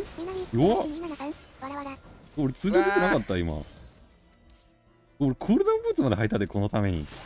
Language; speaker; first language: Japanese; native; Japanese